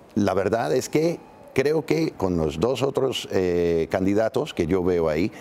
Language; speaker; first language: Spanish; non-native, fluent; English